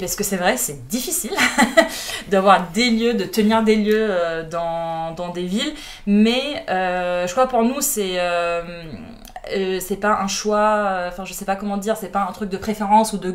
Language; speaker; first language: French; non-native, fluent; Arabic